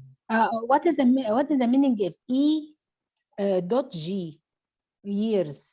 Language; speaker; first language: English; non-native, learner; Arabic